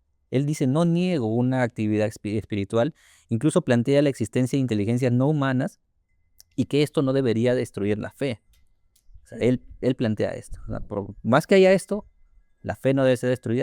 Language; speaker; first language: Spanish; native; Spanish